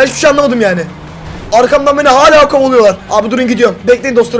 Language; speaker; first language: Turkish; native; Turkish